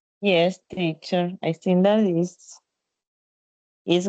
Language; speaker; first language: English; non-native, learner; Spanish